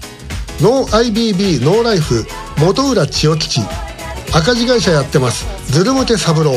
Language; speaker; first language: Japanese; native; Japanese